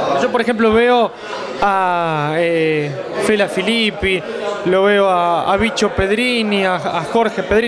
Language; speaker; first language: Spanish; native; Spanish